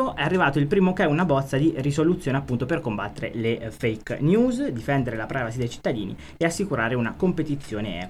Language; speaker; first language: Italian; native; Italian